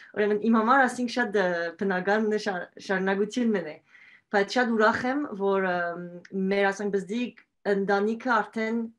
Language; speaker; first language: Armenian; early bilingual, heritage; Armenian